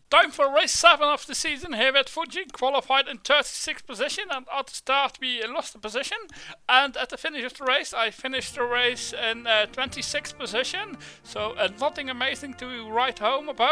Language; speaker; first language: English; non-native, fluent; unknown